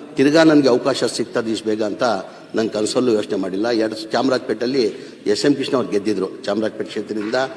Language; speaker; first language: Kannada; non-native, local second language; Urdu